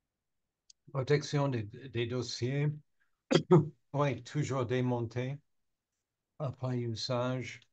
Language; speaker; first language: French; non-native, learner; English